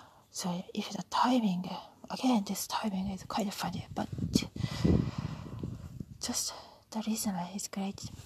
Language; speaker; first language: English; non-native, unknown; Japanese